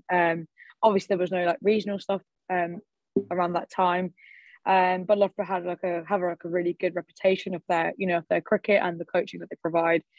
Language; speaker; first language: English; early bilingual, other home language; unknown